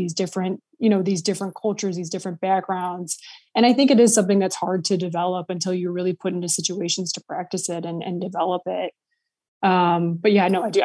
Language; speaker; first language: English; native; English